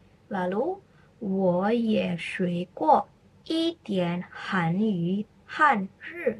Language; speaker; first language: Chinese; non-native, fluent; Indonesian